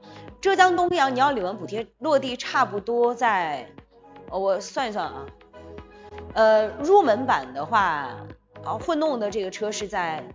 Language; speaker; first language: Chinese; native; Chinese